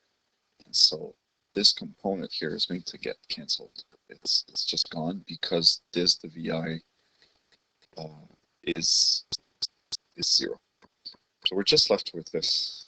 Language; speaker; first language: English; native; English